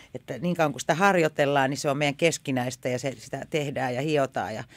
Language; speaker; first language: Finnish; native; Finnish